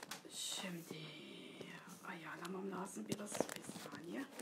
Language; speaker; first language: Turkish; early bilingual, heritage; German